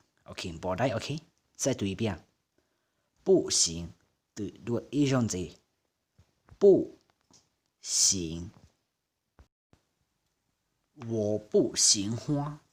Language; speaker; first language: Chinese; non-native, fluent; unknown